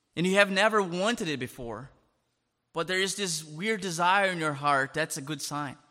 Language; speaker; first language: English; non-native, fluent; Portuguese